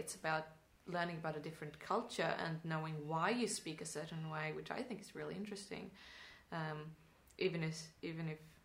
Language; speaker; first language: English; non-native, fluent; Swedish